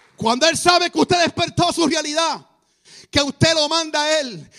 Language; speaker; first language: Spanish; native; Spanish